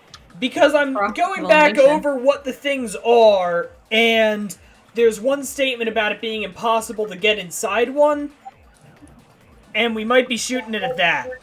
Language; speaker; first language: English; native; English